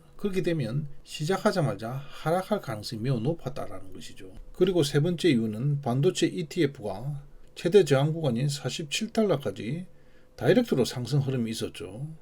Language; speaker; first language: Korean; native; Korean